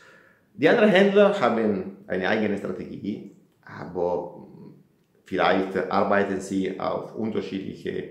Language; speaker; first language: German; non-native, fluent; Italian